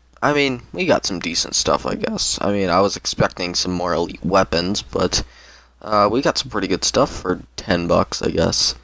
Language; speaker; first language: English; native; English